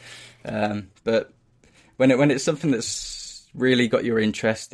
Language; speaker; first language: English; native; English